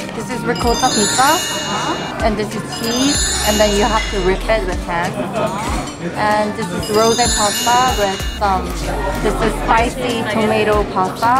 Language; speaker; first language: English; non-native, fluent; Korean